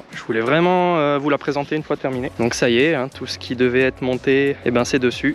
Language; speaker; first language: French; native; French